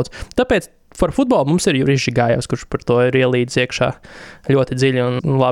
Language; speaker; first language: Latvian; native; Latvian